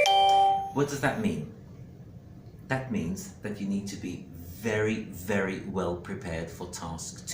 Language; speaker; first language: English; non-native, fluent; Greek